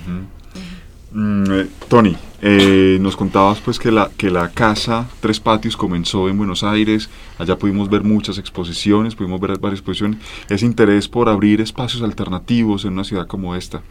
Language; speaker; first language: Spanish; native; Spanish